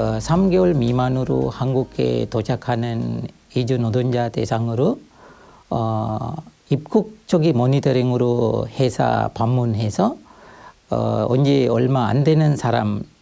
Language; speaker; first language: Korean; non-native, fluent; Sinhala